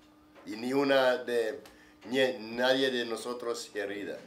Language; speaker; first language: Spanish; non-native, learner; English